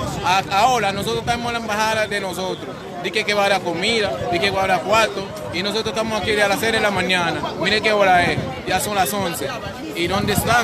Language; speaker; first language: Spanish; non-native, fluent; Haitian Creole